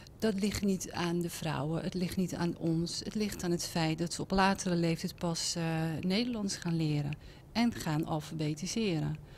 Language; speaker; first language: Dutch; native; Dutch